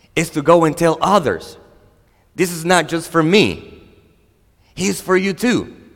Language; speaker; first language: English; non-native, fluent; Spanish